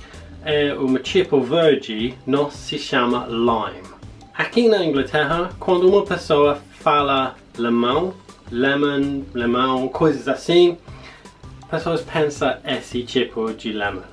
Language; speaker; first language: Portuguese; non-native, learner; English